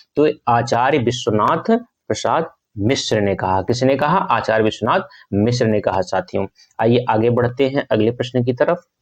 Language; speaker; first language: Hindi; native; Hindi